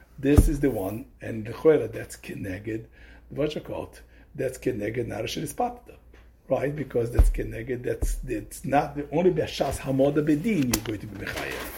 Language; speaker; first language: English; native; English